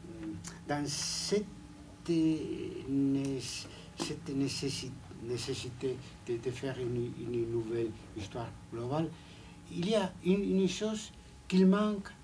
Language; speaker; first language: French; non-native, fluent; Spanish